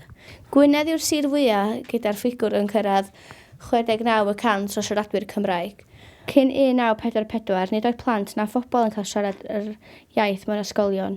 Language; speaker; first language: Welsh; native; Welsh